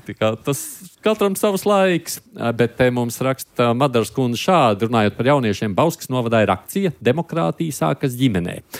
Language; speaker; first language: Latvian; native; Latvian